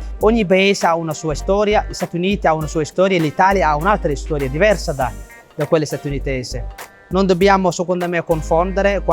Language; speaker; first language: Italian; non-native, fluent; Somali